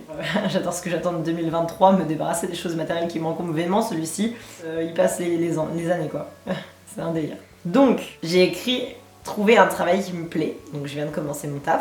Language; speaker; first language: French; native; French